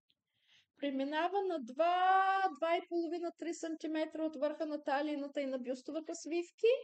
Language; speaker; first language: Bulgarian; native; Bulgarian